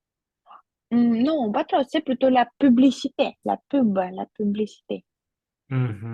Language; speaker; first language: French; non-native, fluent; Russian